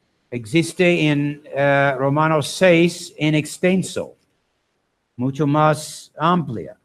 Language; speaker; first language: Spanish; non-native, learner; English